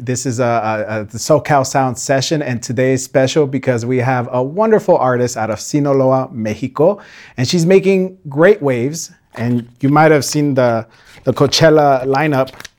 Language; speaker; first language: English; early bilingual, other home language; Spanish